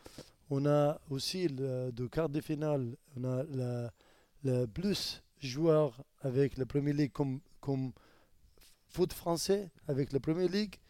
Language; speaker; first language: French; non-native, learner; Arabic